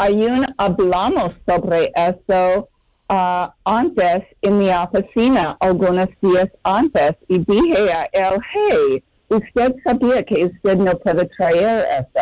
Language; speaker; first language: Spanish; non-native, learner; English